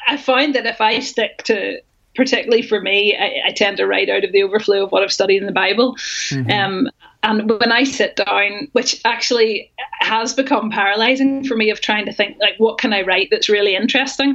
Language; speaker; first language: English; native; English